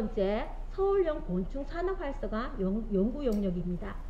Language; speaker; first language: Korean; native; Korean